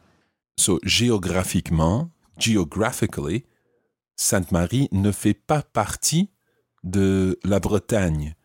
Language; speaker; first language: French; non-native, fluent; English